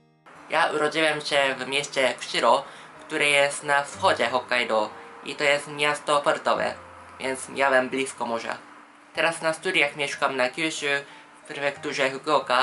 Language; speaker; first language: Polish; non-native, fluent; Japanese